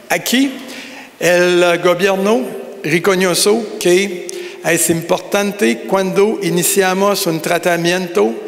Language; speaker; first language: Spanish; non-native, learner; French